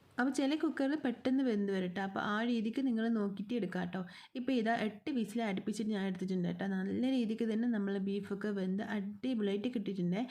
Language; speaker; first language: Malayalam; native; Malayalam